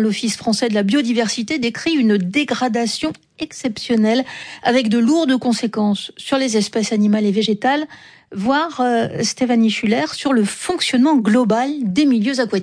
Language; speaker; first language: French; native; French